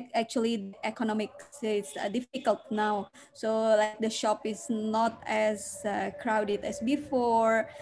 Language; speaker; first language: English; non-native, fluent; Indonesian